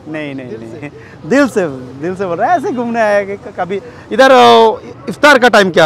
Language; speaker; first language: Hindi; non-native, learner; Bangla